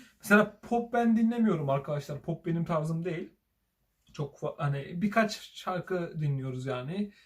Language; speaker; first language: Turkish; native; Turkish